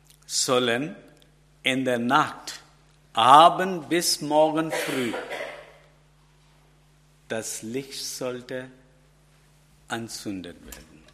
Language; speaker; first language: German; non-native, learner; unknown